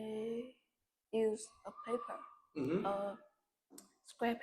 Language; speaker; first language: English; non-native, learner; Vietnamese